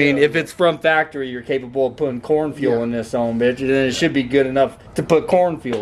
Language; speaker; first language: English; native; English